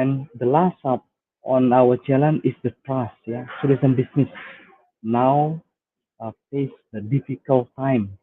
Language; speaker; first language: English; non-native, fluent; Indonesian